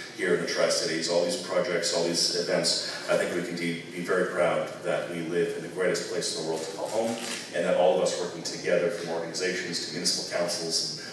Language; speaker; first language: English; native; English